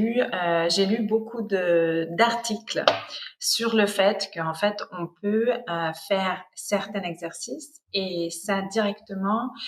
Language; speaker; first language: French; non-native, fluent; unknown